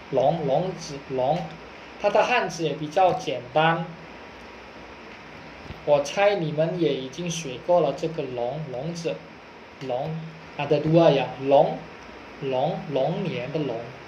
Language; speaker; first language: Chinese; non-native, fluent; Indonesian